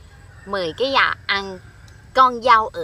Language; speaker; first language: Vietnamese; non-native, learner; Thai